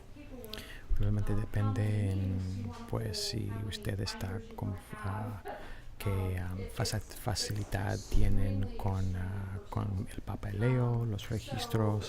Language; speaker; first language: Spanish; non-native, fluent; English